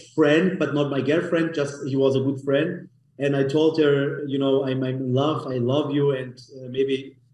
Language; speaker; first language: English; non-native, learner; German